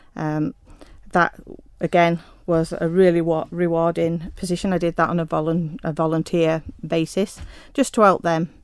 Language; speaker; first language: English; native; English